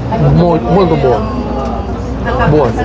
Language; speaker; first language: Italian; early bilingual, heritage; Spanish